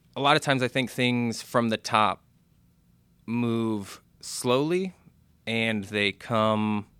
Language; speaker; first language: English; native; English